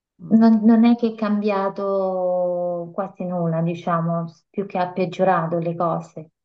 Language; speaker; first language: Italian; non-native, fluent; Romanian